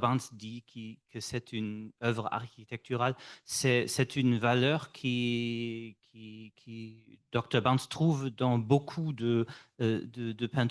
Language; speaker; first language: French; non-native, fluent; English